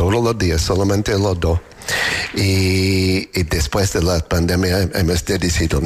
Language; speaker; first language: Spanish; non-native, learner; English